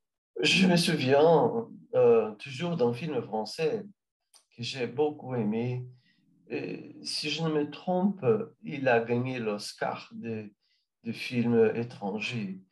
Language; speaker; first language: French; non-native, learner; Portuguese